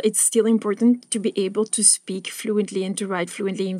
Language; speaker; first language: English; non-native, fluent; Dutch